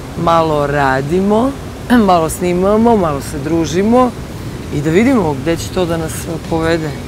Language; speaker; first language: Serbian; early bilingual, heritage; Bosnian